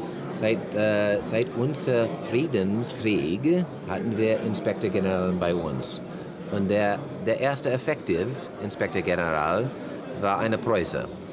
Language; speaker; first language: German; non-native, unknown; English